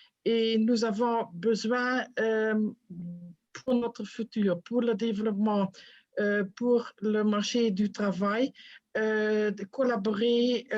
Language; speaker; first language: French; non-native, fluent; Dutch